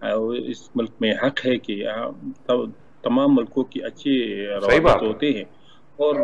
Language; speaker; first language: Hindi; non-native, learner; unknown